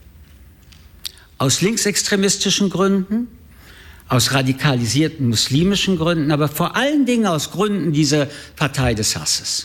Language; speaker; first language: German; early bilingual, other home language; French